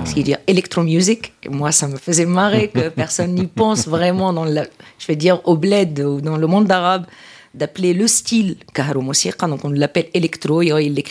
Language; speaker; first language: French; non-native, local second language; Arabic